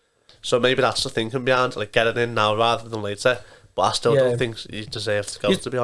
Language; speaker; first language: English; native; English